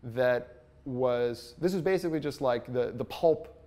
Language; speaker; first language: English; native; English